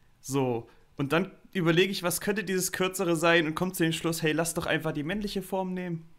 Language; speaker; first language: German; native; German